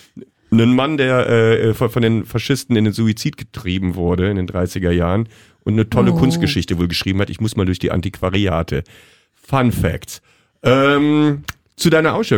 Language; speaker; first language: German; native; German